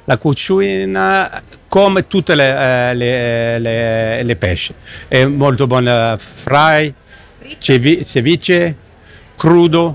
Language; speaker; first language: Italian; non-native, learner; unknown